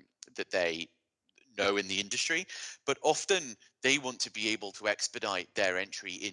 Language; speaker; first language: English; native; English